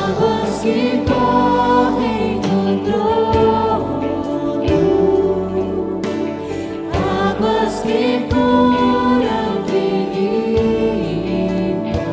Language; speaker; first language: Portuguese; native; Portuguese